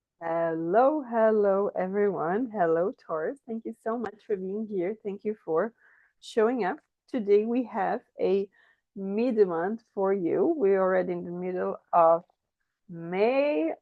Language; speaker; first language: English; non-native, fluent; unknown